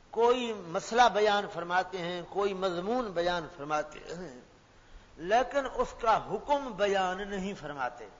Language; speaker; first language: Urdu; non-native, local second language; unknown